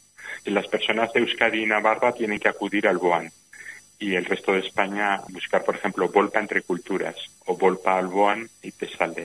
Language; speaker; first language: Spanish; native; Spanish